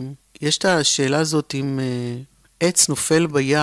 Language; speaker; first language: Hebrew; native; Hebrew